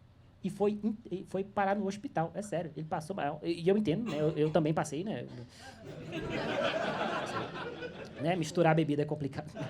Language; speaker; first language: Portuguese; native; Portuguese